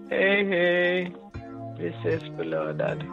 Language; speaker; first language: Swedish; non-native, learner; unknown